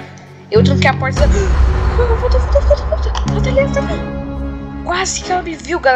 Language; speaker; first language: Portuguese; native; Portuguese